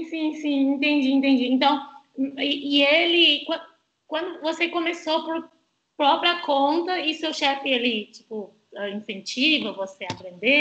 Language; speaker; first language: Portuguese; non-native, fluent; Chinese